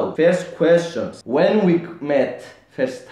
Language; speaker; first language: English; non-native, learner; Greek